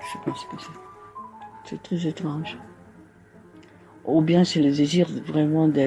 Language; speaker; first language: French; non-native, fluent; Spanish